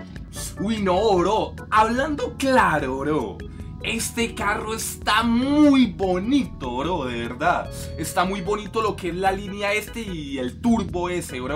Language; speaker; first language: Spanish; native; Spanish